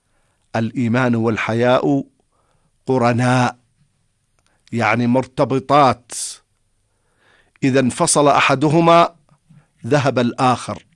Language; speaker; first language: Arabic; native; Arabic